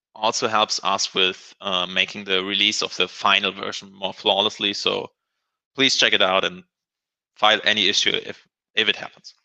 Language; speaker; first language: English; non-native, fluent; German